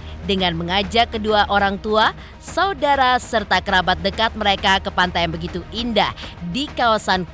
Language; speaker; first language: Indonesian; native; Indonesian